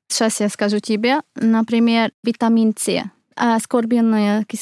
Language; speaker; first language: Russian; non-native, fluent; Hungarian